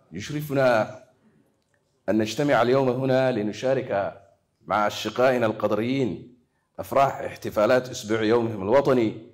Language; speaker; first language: Arabic; non-native, local second language; Somali